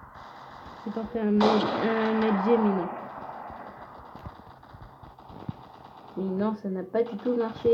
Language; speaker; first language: French; native; French